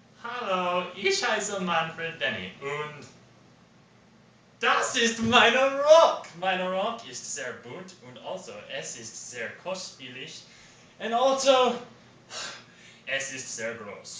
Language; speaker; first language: German; non-native, learner; English